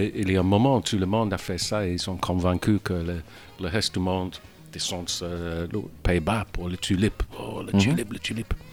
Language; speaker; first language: French; non-native, fluent; English